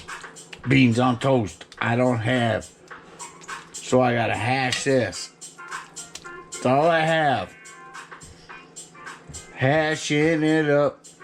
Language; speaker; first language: English; native; English